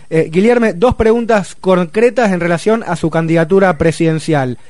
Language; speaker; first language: Spanish; native; Spanish